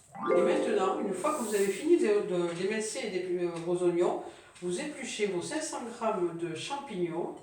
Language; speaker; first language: French; native; French